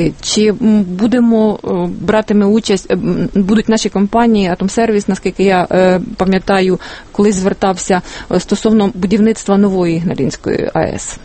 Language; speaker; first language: Ukrainian; native; Ukrainian